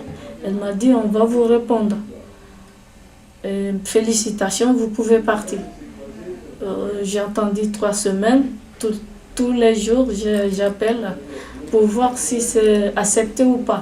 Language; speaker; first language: French; non-native, learner; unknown